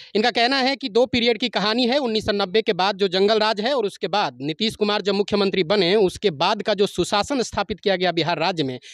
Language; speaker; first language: Hindi; native; Hindi